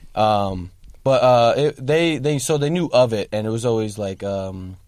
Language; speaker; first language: English; native; English